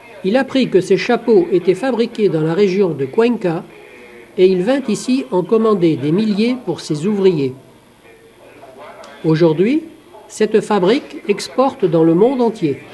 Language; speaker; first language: French; native; French